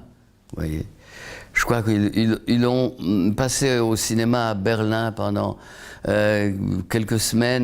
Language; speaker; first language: French; non-native, fluent; Polish